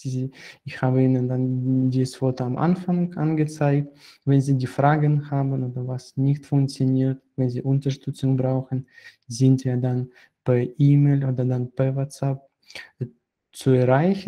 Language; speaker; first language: German; non-native, fluent; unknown